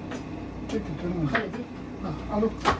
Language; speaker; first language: English; non-native, learner; Tibetan